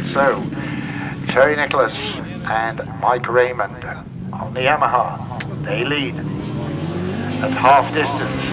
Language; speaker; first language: English; native; English